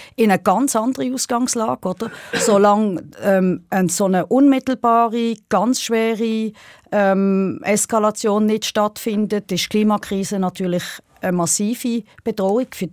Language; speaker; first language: German; native; German